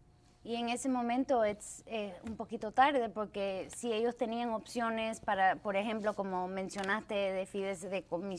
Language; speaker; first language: Spanish; early bilingual, heritage; Spanish